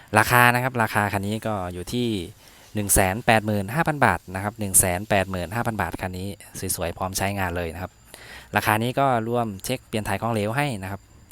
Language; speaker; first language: Thai; native; Thai